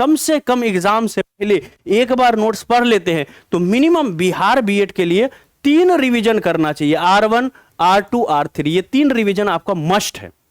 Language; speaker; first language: Hindi; native; Hindi